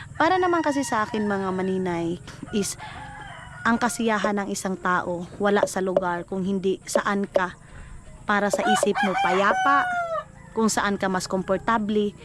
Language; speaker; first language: Filipino; non-native, local second language; Cebuano